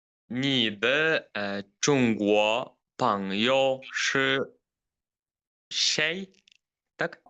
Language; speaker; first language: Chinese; non-native, learner; Kyrgyz